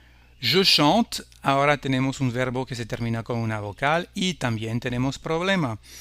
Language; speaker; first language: Spanish; non-native, fluent; French